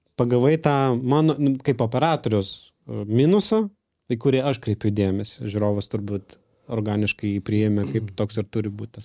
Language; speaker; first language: Lithuanian; non-native, local second language; Russian